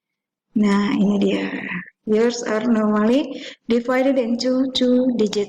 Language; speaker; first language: English; non-native, fluent; Indonesian